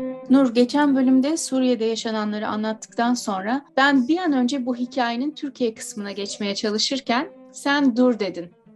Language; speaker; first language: Turkish; native; Turkish